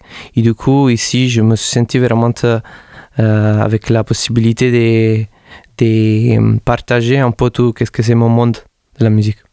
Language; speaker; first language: French; non-native, fluent; Italian